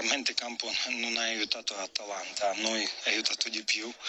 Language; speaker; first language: Italian; non-native, fluent; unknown